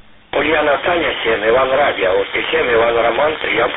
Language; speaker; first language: Russian; native; Russian